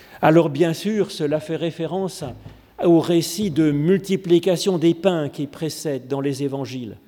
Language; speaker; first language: French; native; French